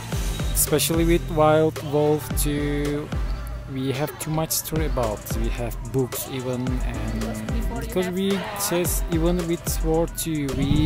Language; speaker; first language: English; non-native, fluent; Turkish